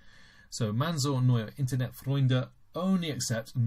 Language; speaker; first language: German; non-native, fluent; English